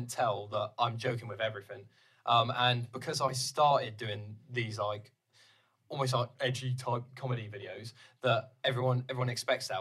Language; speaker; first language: English; native; English